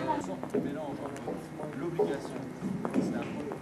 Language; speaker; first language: French; native; French